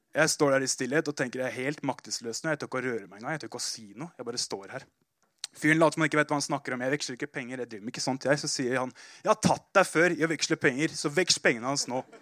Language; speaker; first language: Norwegian; native; Norwegian